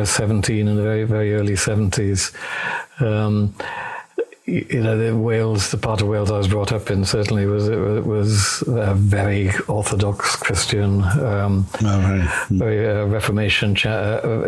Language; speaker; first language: English; native; English